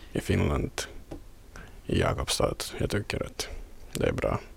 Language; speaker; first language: Swedish; non-native, fluent; Ukrainian